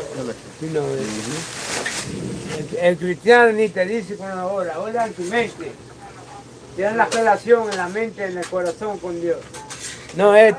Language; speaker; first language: Spanish; early bilingual, heritage; Spanish